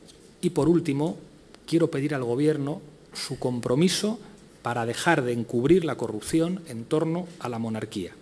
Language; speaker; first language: Spanish; native; Spanish